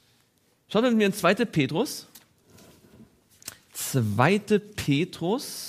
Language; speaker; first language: German; native; German